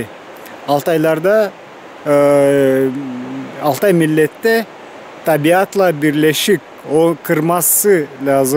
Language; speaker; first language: Turkish; non-native, learner; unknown